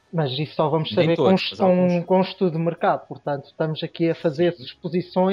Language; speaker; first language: Portuguese; native; Portuguese